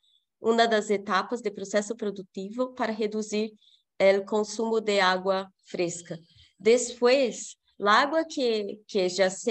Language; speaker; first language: Spanish; non-native, fluent; Portuguese